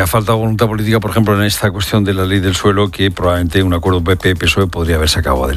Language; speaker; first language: Spanish; native; Spanish